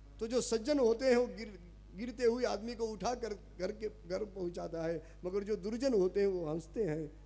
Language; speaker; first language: Hindi; non-native, local second language; Gujarati